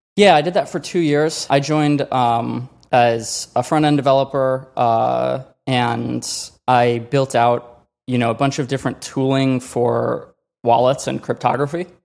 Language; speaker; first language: English; native; English